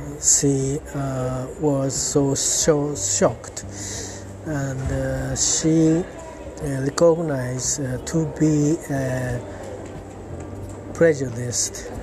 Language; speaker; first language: English; non-native, learner; Japanese